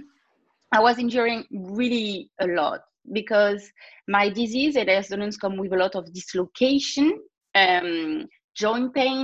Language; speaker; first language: English; non-native, fluent; French